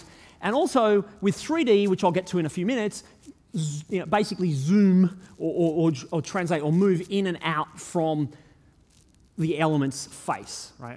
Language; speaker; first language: English; native; English